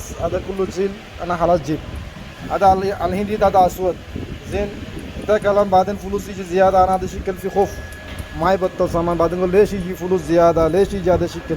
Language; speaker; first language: Arabic; non-native, learner; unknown